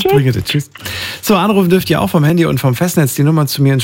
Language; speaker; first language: German; native; German